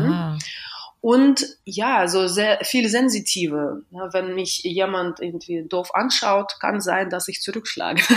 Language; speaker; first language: German; non-native, fluent; Russian